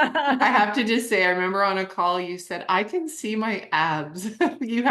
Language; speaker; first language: English; native; English